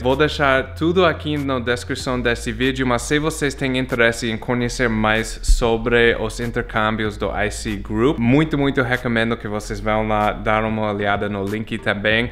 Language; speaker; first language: Portuguese; non-native, fluent; English